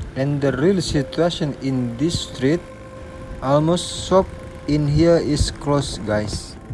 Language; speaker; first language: English; non-native, local second language; Indonesian